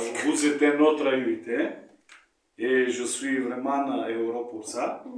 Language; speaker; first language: French; non-native, learner; Macedonian